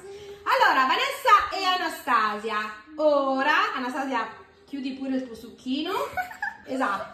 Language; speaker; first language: Italian; native; Italian